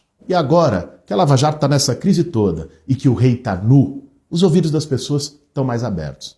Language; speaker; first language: Portuguese; native; Portuguese